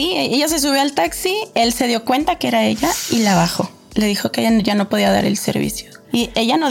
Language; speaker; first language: Spanish; native; Spanish